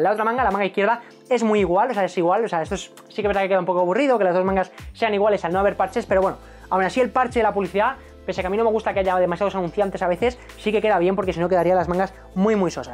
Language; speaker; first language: Spanish; native; Spanish